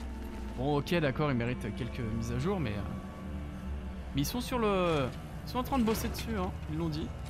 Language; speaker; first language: French; native; French